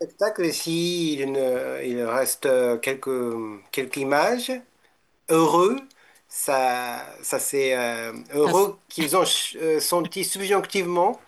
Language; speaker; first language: French; non-native, fluent; Japanese